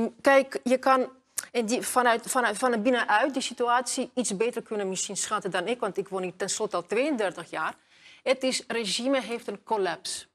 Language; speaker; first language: Dutch; non-native, fluent; Russian